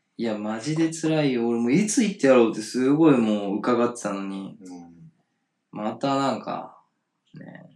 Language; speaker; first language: Japanese; native; Japanese